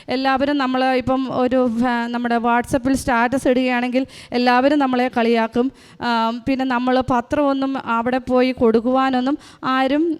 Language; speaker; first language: Malayalam; native; Malayalam